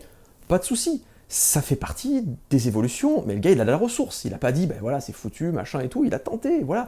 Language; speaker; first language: French; native; French